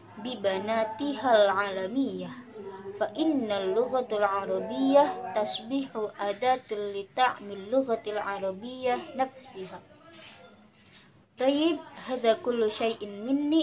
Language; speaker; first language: Arabic; non-native, learner; Indonesian